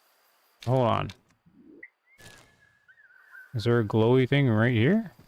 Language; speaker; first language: English; native; English